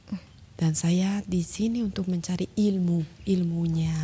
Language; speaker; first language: Indonesian; non-native, learner; Spanish